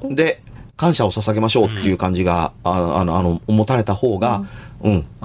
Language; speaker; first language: Japanese; native; Japanese